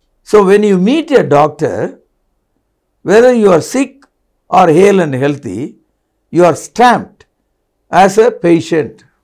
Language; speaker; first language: English; non-native, local second language; Tamil